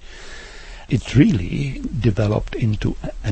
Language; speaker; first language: English; non-native, fluent; Czech